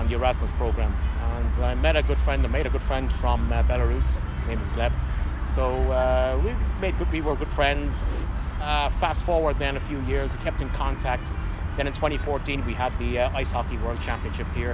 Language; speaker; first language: English; native; English